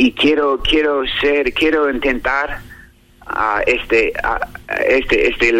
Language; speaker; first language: Spanish; non-native, learner; English